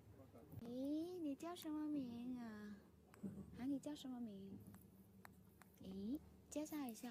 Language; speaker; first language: Chinese; non-native, fluent; Thai